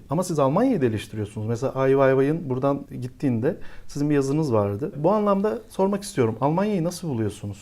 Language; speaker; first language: Turkish; native; Turkish